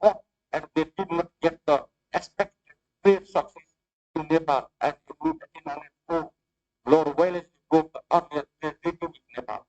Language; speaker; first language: English; non-native, fluent; Nepali